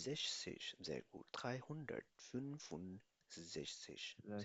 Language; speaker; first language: German; non-native, fluent; Urdu